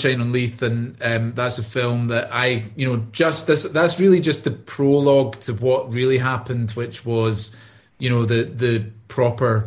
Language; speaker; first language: English; native; English